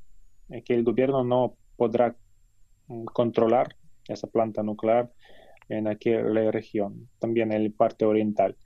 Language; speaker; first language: Spanish; non-native, fluent; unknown